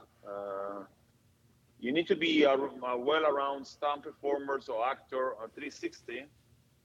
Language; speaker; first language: English; non-native, fluent; Italian